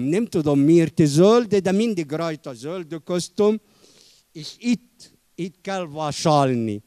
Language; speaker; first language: Hungarian; non-native, fluent; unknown